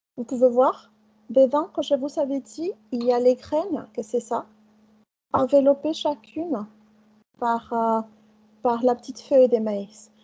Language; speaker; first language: French; non-native, fluent; Spanish